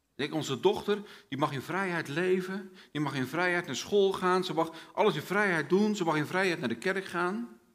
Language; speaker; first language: Dutch; native; Dutch